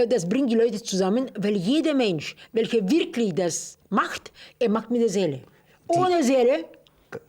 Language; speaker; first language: German; non-native, fluent; Russian